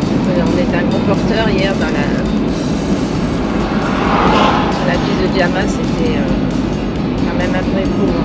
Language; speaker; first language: French; native; French